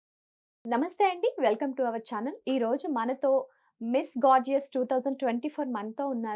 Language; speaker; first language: Telugu; native; Telugu